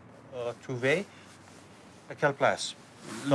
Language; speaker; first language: French; non-native, learner; English